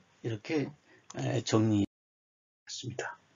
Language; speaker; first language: Korean; native; Korean